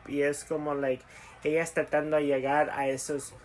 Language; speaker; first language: Spanish; early bilingual, heritage; Spanish